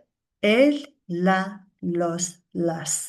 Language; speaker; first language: Spanish; non-native, fluent; Mongolian